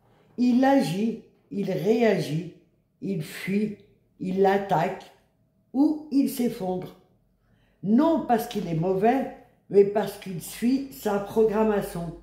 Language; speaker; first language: French; native; French